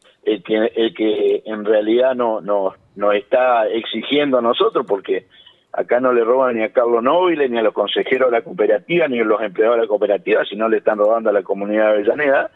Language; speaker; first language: Spanish; native; Spanish